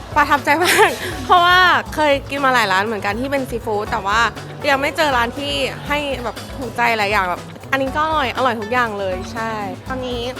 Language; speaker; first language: Thai; native; Thai